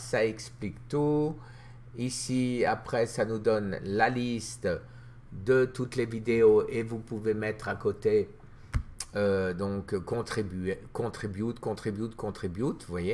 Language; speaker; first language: French; native; French